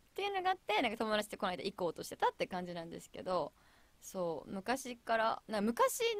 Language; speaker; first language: Japanese; native; Japanese